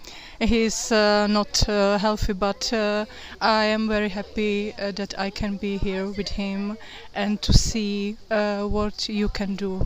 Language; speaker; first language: English; non-native, learner; Czech